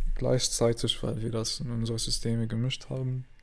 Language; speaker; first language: German; non-native, learner; Arabic